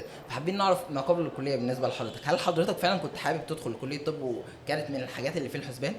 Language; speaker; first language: Arabic; native; Arabic